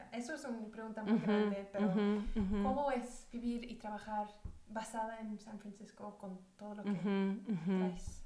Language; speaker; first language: Spanish; early bilingual, other home language; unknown